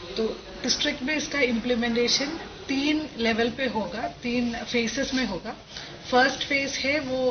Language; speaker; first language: Hindi; non-native, local second language; Malayalam